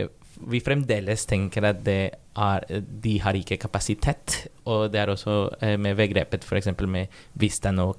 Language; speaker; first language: Norwegian; non-native, fluent; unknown